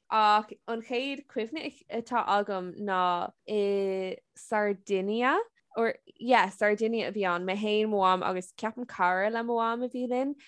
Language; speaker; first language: Irish; non-native, local second language; English